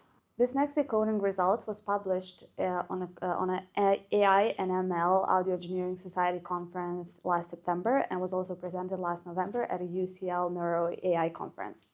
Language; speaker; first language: English; non-native, fluent; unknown